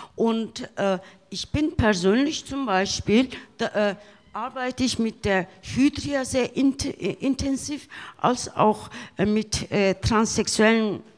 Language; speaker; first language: German; non-native, fluent; Turkish